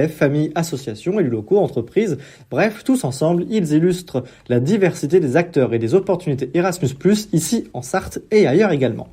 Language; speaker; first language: French; native; French